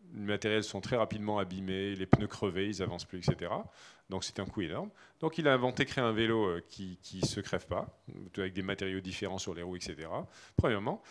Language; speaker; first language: French; native; French